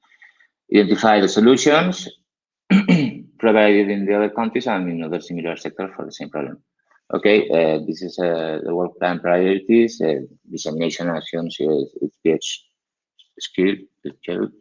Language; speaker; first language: English; non-native, learner; Spanish